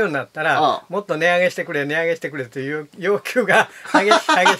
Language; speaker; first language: Japanese; native; Japanese